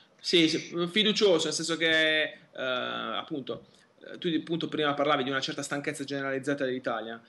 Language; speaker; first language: Italian; native; Italian